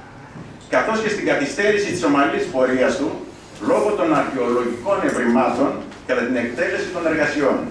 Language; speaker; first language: Greek; native; Greek